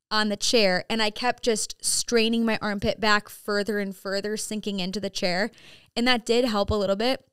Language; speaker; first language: English; native; English